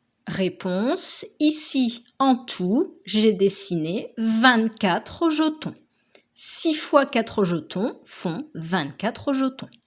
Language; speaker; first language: French; native; French